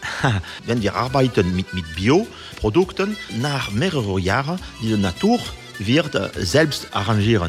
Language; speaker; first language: German; non-native, learner; French